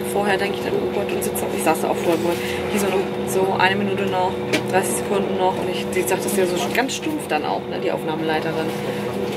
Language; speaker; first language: German; native; German